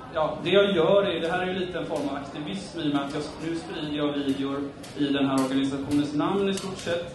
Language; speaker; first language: Swedish; native; Swedish